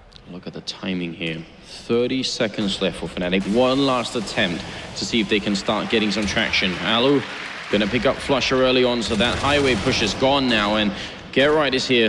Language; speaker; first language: English; non-native, fluent; Swedish